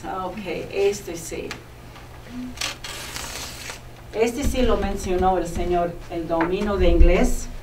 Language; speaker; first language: Spanish; non-native, fluent; English